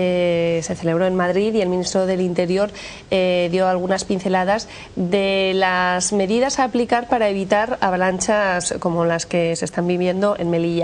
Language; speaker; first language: Spanish; native; Spanish